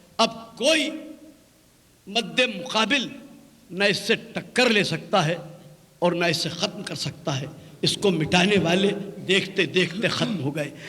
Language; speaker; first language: Urdu; native; Urdu